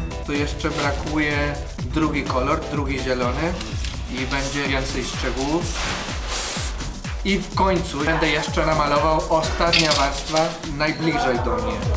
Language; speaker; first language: Polish; non-native, learner; Spanish